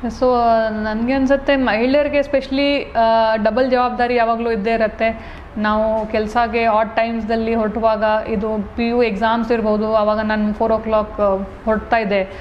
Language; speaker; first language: Kannada; non-native, fluent; Hindi